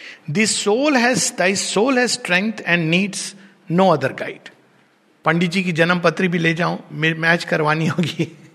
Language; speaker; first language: Hindi; native; Hindi